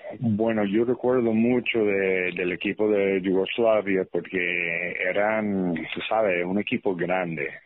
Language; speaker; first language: Spanish; early bilingual, heritage; English